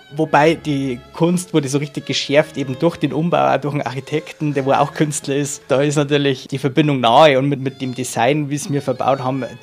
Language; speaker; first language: German; native; German